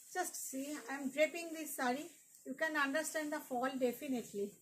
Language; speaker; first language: English; non-native, local second language; Bangla